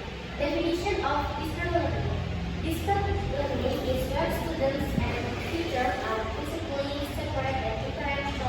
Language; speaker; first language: English; non-native, learner; Indonesian